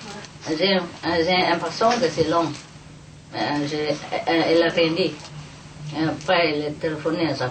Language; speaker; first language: French; non-native, learner; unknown